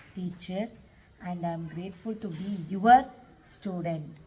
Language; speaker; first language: English; non-native, local second language; Kannada